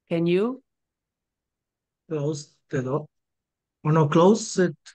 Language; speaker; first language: English; non-native, learner; Spanish